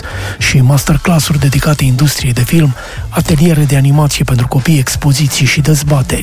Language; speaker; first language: Romanian; native; Romanian